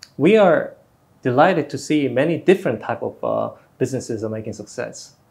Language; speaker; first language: English; non-native, fluent; Korean